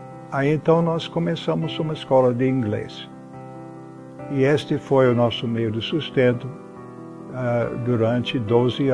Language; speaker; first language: Portuguese; non-native, fluent; English